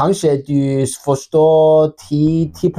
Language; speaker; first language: Norwegian; non-native, learner; Welsh